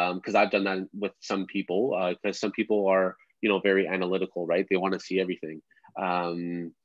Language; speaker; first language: English; native; English